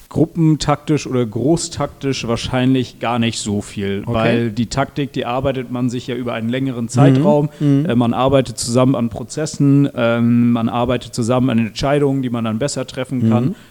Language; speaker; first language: German; native; German